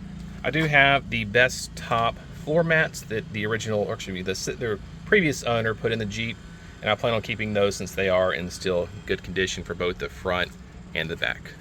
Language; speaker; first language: English; native; English